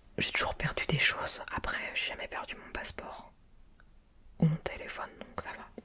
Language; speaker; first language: French; early bilingual, other home language; Vietnamese